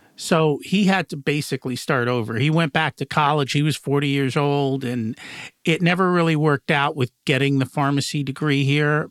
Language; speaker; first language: English; native; English